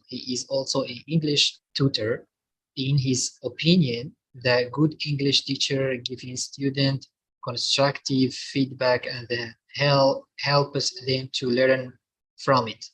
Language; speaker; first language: English; non-native, learner; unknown